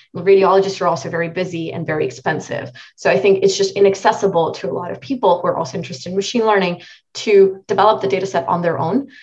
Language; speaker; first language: English; non-native, local second language; Marathi